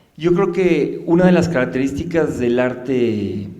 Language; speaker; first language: Spanish; native; Spanish